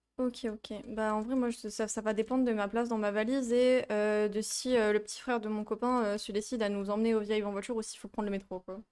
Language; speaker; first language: French; native; French